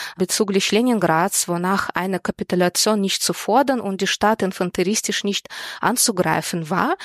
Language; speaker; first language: German; non-native, fluent; Russian